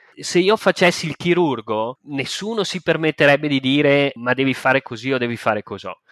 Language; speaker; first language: Italian; native; Italian